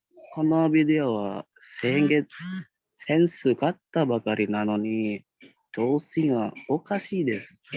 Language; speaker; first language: Japanese; non-native, learner; Indonesian